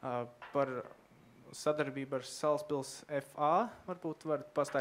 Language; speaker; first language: Latvian; native; Latvian